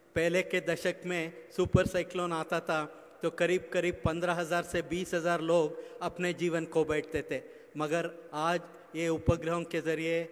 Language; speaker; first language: Hindi; non-native, local second language; Kannada